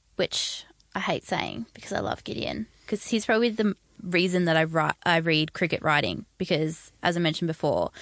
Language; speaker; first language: English; native; English